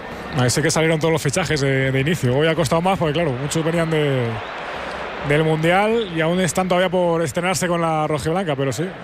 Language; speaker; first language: Spanish; native; Spanish